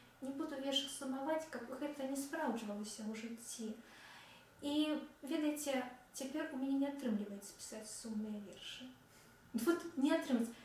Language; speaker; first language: Belarusian; non-native, local second language; Russian